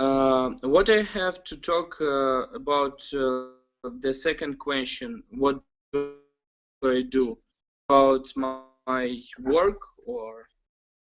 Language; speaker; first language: English; non-native, learner; Ukrainian